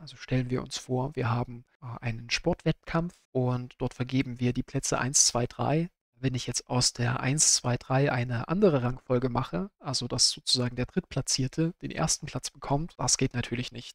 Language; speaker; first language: German; native; German